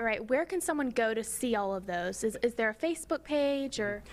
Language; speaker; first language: English; native; English